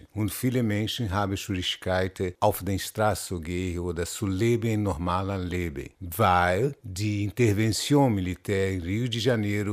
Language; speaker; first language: German; non-native, learner; Portuguese